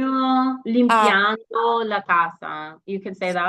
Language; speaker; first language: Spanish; non-native, learner; English